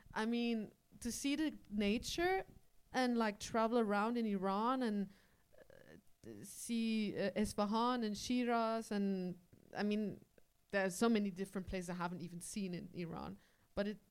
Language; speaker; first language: English; early bilingual, heritage; English